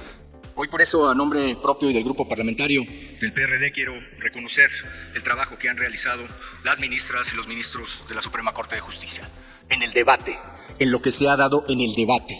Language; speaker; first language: Spanish; native; Spanish